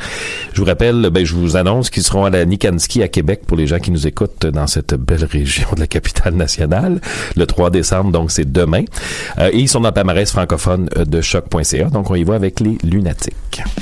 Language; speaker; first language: French; native; French